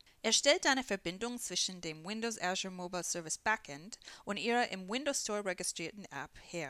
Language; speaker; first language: German; non-native, fluent; English